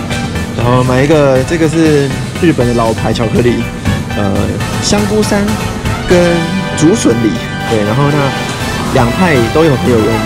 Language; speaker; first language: Chinese; native; Chinese